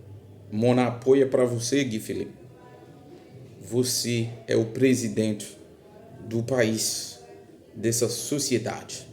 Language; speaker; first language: Portuguese; non-native, learner; Haitian Creole